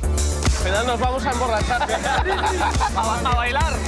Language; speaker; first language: Spanish; native; Spanish